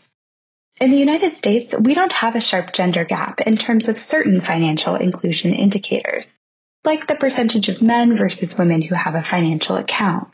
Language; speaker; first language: English; native; English